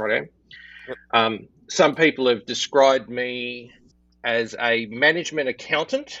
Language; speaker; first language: English; native; English